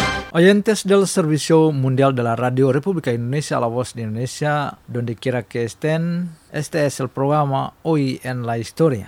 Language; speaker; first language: Spanish; non-native, fluent; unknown